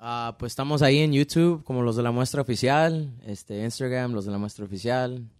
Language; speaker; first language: Spanish; early bilingual, other home language; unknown